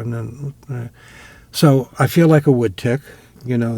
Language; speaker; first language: English; native; English